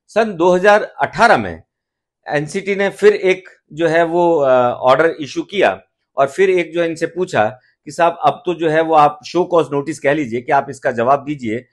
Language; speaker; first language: Hindi; native; Hindi